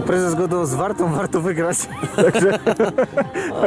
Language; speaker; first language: Polish; native; Polish